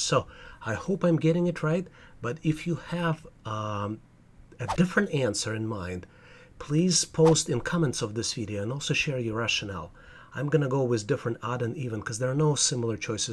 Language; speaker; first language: English; non-native, fluent; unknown